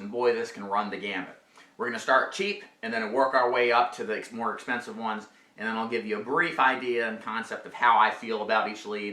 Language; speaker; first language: English; native; English